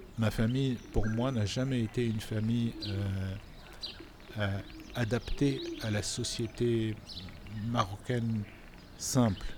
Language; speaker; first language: French; non-native, local second language; Arabic